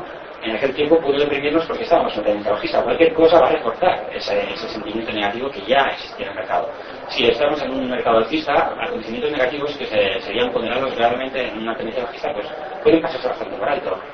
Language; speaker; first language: Spanish; native; Spanish